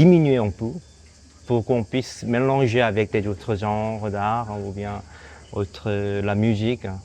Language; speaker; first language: French; non-native, fluent; Korean